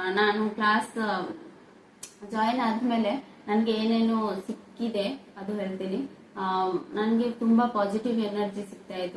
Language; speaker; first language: Kannada; non-native, local second language; Odia